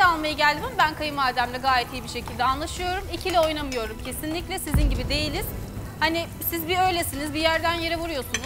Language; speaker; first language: Turkish; native; Turkish